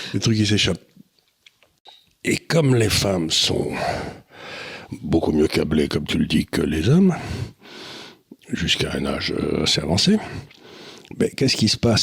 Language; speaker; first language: French; native; French